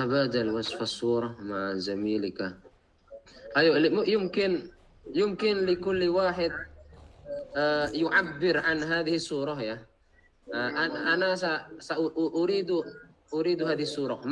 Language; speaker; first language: Arabic; non-native, fluent; Indonesian